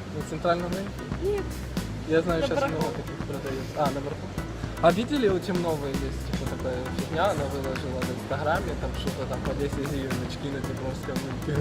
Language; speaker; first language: Russian; non-native, local second language; Ukrainian